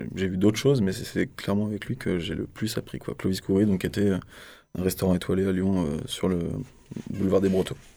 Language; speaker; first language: French; native; French